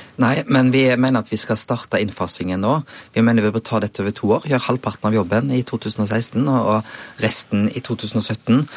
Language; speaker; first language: Norwegian; native; Norwegian